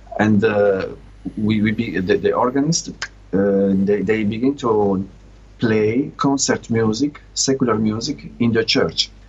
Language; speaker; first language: English; non-native, learner; Italian